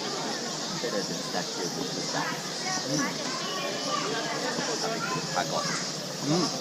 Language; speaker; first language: French; non-native, learner; Japanese